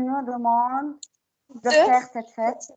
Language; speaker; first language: French; non-native, learner; Arabic